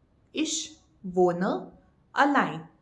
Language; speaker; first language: German; non-native, fluent; Marathi